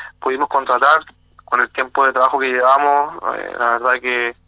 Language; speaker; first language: Spanish; native; Spanish